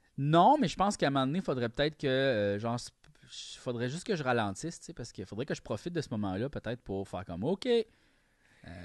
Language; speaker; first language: French; native; French